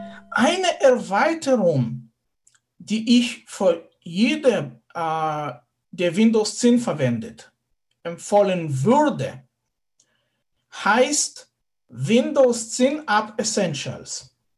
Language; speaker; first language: German; non-native, fluent; Russian